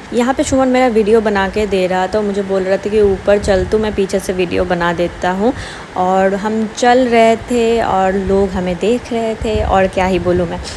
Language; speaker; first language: Hindi; non-native, local second language; Bangla